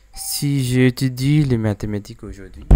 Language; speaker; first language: French; non-native, learner; English